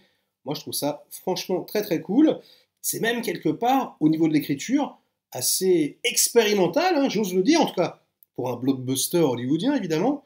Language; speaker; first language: French; native; French